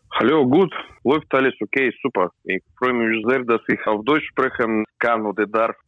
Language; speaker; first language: German; non-native, learner; Russian